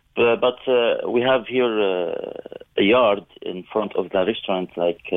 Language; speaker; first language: English; non-native, learner; Arabic